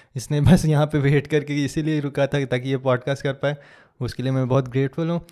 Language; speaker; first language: Hindi; native; Hindi